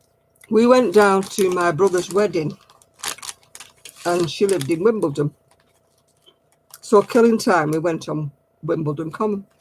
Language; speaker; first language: English; native; English